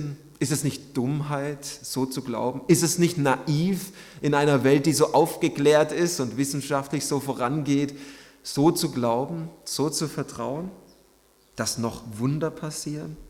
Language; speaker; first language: German; native; German